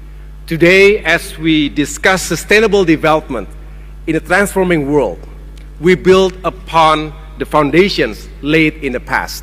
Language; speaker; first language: English; non-native, fluent; Indonesian